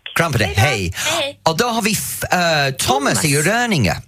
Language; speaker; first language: Swedish; non-native, fluent; English